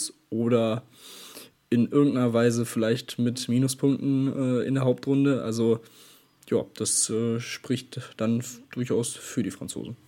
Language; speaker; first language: German; native; German